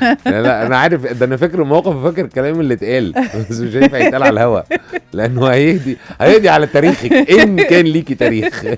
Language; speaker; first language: Arabic; native; Arabic